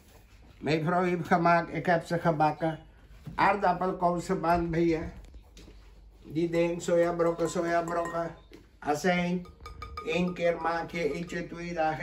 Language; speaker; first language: Dutch; non-native, local second language; Caribbean Hindustani